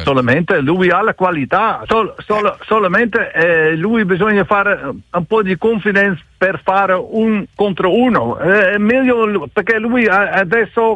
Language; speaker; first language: Italian; non-native, learner; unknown